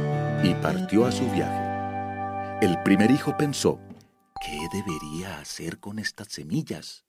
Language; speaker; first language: Spanish; native; Spanish